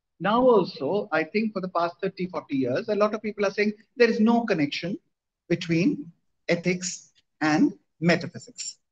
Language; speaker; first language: English; non-native, local second language; Hindi